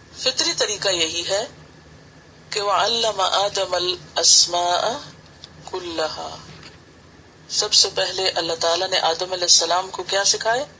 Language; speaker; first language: Urdu; native; Urdu